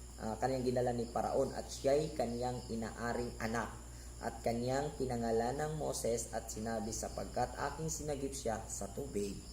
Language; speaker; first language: Filipino; non-native, local second language; Cebuano